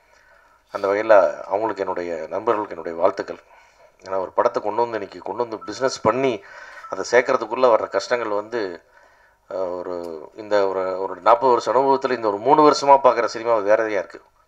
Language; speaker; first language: Tamil; native; Tamil